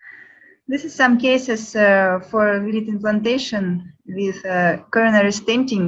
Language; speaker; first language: English; non-native, learner; Russian